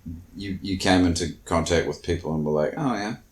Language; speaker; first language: English; native; English